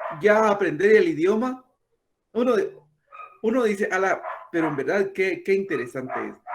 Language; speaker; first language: Spanish; non-native, local second language; Kaqchikel